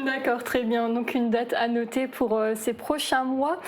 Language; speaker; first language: French; native; French